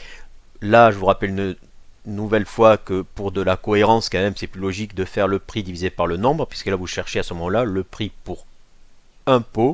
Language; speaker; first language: French; native; French